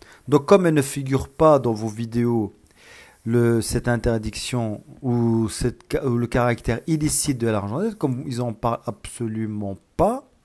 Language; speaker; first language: French; native; French